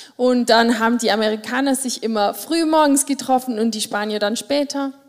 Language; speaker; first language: German; native; German